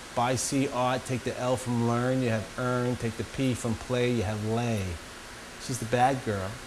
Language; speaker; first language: English; native; English